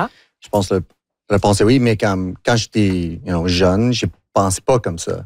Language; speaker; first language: French; non-native, local second language; English